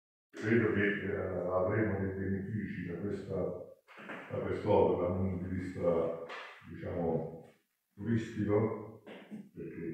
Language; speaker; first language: Italian; native; Italian